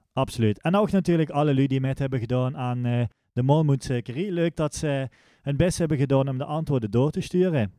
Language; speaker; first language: Dutch; non-native, local second language; Limburgish